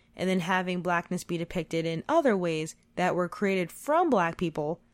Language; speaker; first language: English; native; English